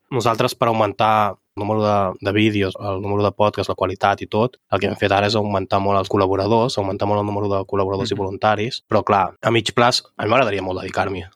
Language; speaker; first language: Catalan; native; Catalan